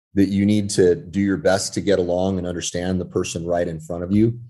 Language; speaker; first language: English; native; English